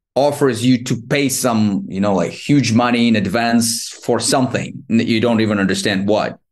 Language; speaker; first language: English; non-native, fluent; Ukrainian